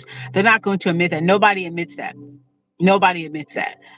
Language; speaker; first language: English; native; English